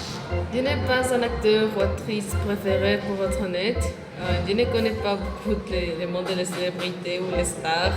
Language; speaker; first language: French; non-native, learner; Spanish